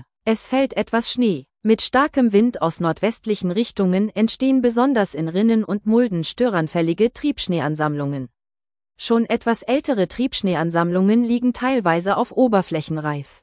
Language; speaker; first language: German; native; German